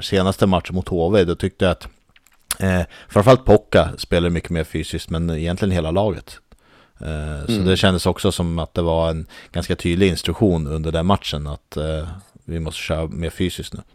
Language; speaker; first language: Swedish; native; Swedish